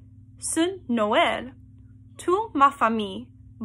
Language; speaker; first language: French; non-native, learner; English